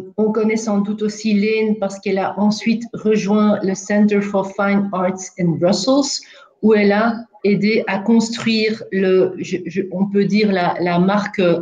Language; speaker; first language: French; non-native, local second language; Dutch